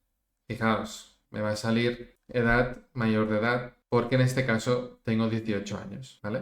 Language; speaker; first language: Spanish; native; Spanish